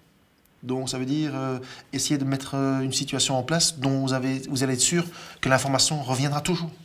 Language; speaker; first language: French; native; French